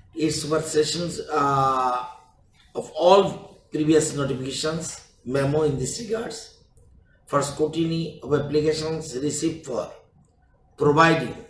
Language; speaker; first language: English; non-native, local second language; Bangla